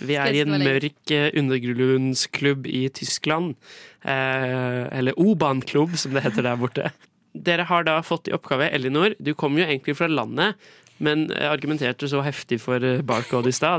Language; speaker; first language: Norwegian; native; Norwegian